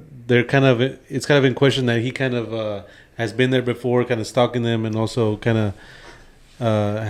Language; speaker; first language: English; early bilingual, other home language; Spanish